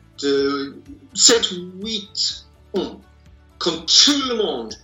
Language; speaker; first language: French; non-native, fluent; English